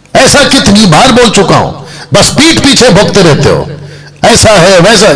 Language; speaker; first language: Hindi; non-native, local second language; Telugu